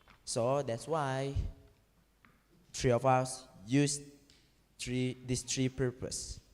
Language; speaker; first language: English; non-native, learner; Indonesian